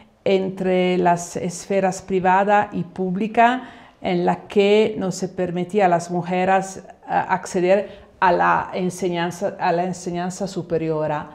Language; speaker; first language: Spanish; non-native, fluent; Italian